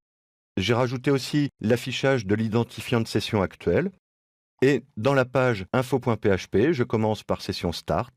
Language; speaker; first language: French; native; French